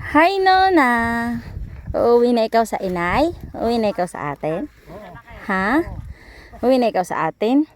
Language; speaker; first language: Filipino; non-native, local second language; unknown